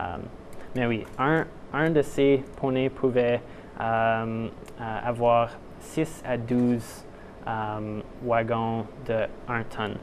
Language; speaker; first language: French; non-native, local second language; English